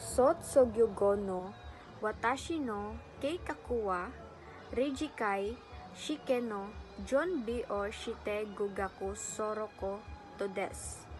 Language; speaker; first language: Japanese; non-native, learner; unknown